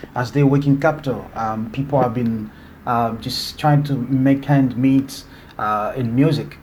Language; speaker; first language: English; non-native, fluent; Lingala